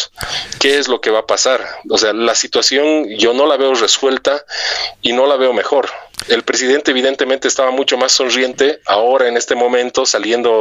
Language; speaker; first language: Spanish; native; Spanish